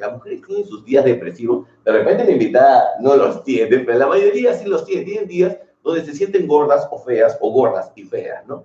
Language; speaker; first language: Spanish; native; Spanish